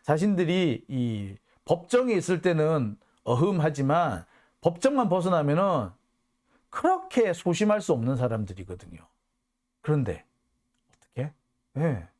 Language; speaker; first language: Korean; native; Korean